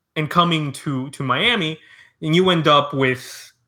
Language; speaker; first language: English; early bilingual, other home language; Spanish